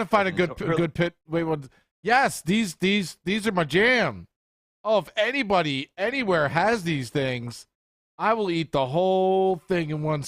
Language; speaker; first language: English; native; English